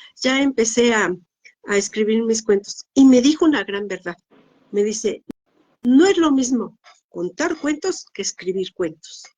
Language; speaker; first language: Spanish; native; Spanish